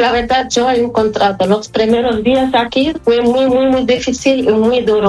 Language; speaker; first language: Spanish; non-native, fluent; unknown